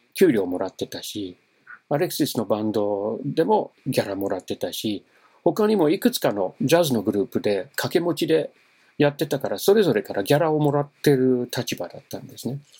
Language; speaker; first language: Japanese; non-native, fluent; English